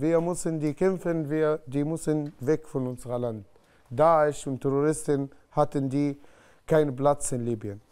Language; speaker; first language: German; non-native, learner; Arabic